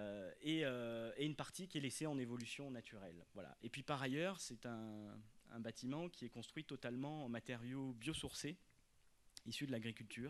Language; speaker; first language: French; native; French